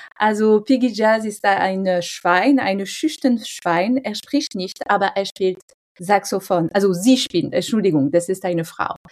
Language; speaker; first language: German; non-native, fluent; French